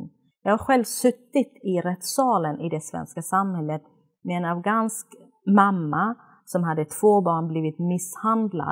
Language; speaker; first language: Swedish; non-native, fluent; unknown